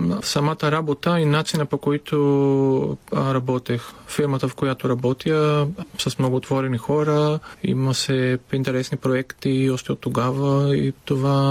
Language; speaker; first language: Bulgarian; non-native, fluent; Greek